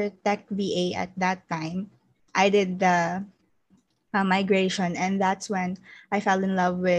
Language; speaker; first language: English; non-native, local second language; Filipino